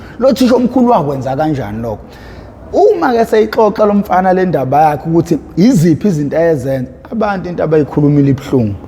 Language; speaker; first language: Zulu; native; Zulu